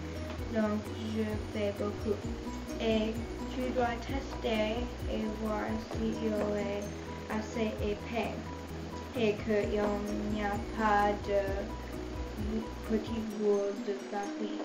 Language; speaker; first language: French; non-native, learner; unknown